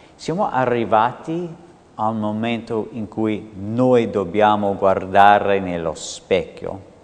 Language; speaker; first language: Italian; non-native, fluent; English